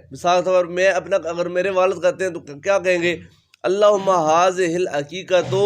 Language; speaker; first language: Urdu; native; Urdu